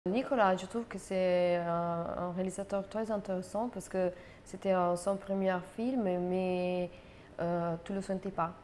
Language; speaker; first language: French; non-native, fluent; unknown